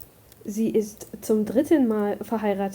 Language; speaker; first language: German; non-native, fluent; English